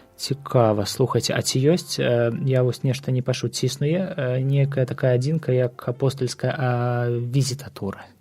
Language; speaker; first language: Belarusian; native; Belarusian